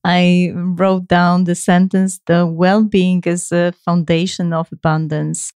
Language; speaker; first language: English; non-native, fluent; Polish